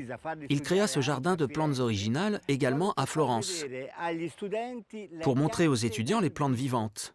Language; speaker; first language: French; native; French